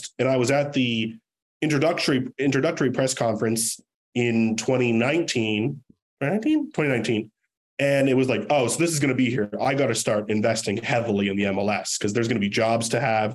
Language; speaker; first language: English; native; English